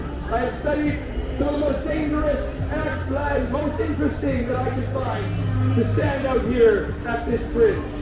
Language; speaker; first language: English; native; English